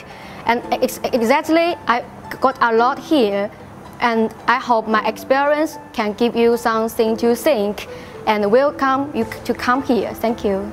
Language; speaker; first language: English; non-native, learner; Chinese